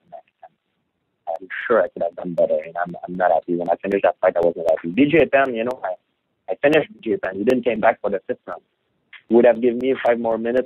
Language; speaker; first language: English; non-native, fluent; French